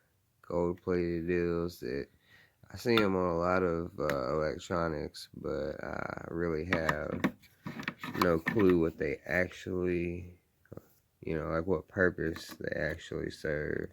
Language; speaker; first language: English; native; English